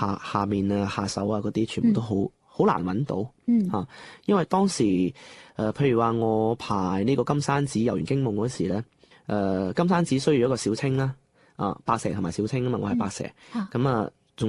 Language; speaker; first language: Cantonese; non-native, local second language; Chinese